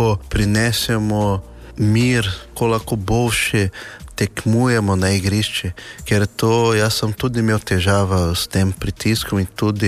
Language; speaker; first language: Slovenian; non-native, learner; Portuguese